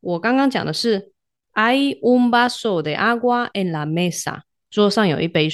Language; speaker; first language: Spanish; non-native, fluent; Chinese